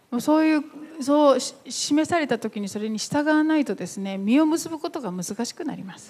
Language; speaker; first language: Japanese; native; Japanese